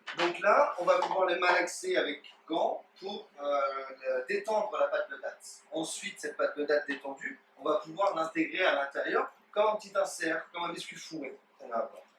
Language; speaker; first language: French; native; French